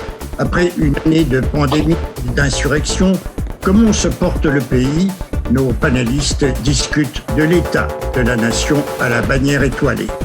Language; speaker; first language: French; native; French